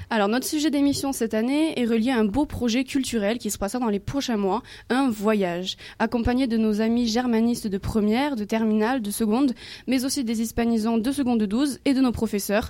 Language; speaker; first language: French; native; French